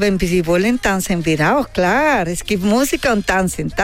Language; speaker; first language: German; non-native, learner; Spanish